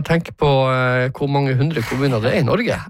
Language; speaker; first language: Norwegian; native; Norwegian